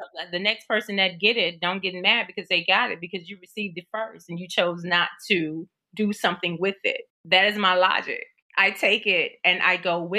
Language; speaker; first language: English; native; English